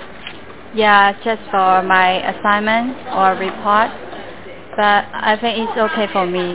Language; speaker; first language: English; non-native, learner; Cantonese